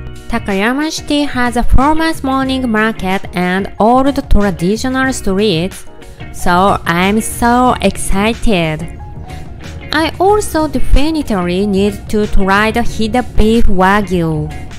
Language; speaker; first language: English; non-native, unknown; Japanese